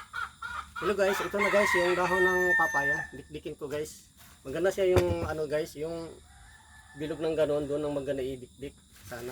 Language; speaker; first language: Filipino; non-native, local second language; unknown